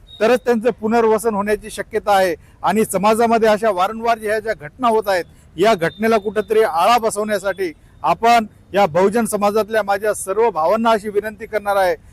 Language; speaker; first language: Marathi; native; Marathi